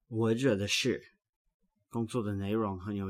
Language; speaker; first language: Chinese; non-native, learner; English